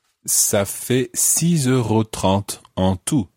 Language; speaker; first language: French; non-native, fluent; English